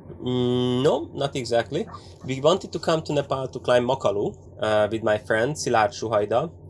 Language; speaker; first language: English; non-native, fluent; Hungarian